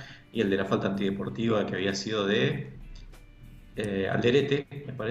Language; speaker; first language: Spanish; native; Spanish